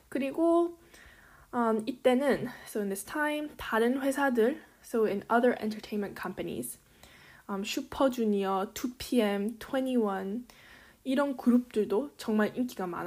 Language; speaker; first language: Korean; early bilingual, heritage; Korean